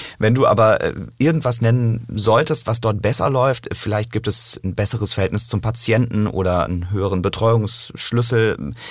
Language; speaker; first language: German; native; German